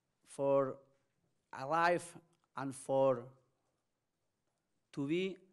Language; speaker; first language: English; non-native, learner; Spanish